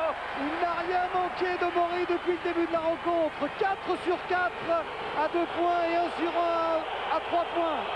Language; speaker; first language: French; native; French